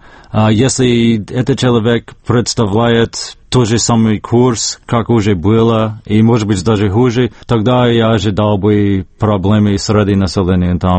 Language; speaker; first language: Russian; non-native, fluent; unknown